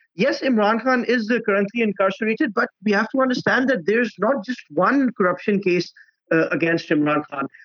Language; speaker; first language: English; non-native, local second language; Urdu